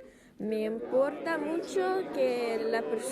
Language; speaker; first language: Spanish; non-native, fluent; English